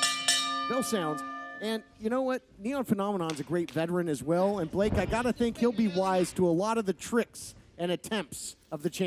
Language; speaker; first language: English; native; English